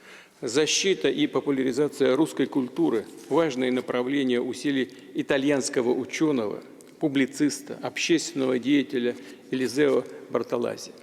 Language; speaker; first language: Russian; native; Russian